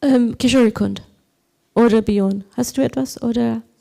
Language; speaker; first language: German; non-native, learner; English